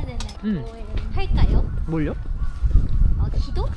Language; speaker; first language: Korean; non-native, learner; Japanese